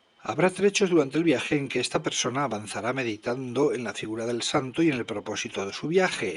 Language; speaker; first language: Spanish; native; Spanish